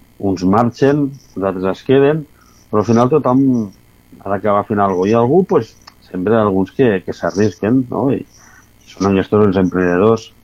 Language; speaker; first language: Catalan; native; Catalan